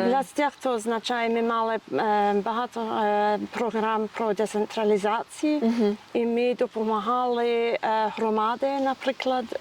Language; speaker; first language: Ukrainian; non-native, learner; English